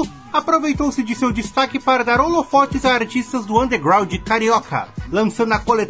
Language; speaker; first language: Portuguese; native; Portuguese